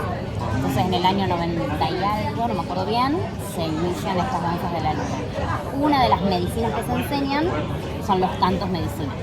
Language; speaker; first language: Spanish; native; Spanish